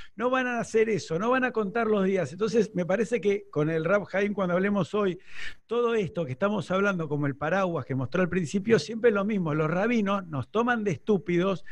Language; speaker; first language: Spanish; native; Spanish